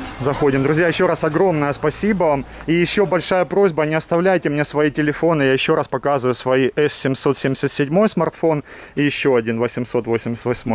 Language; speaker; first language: Russian; native; Russian